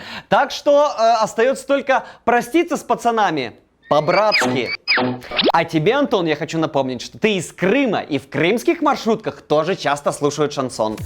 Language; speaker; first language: Russian; native; Russian